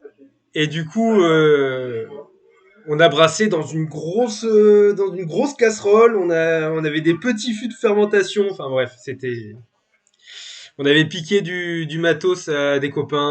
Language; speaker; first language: French; native; French